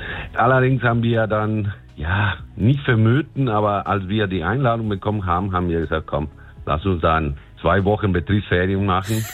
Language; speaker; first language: German; non-native, fluent; Spanish